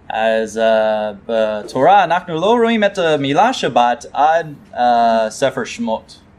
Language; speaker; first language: Hebrew; non-native, fluent; English